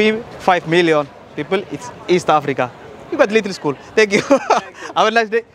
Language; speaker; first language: English; non-native, learner; Tigrinya